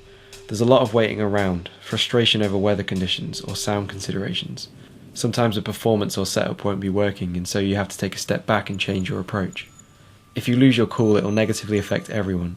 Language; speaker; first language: English; native; English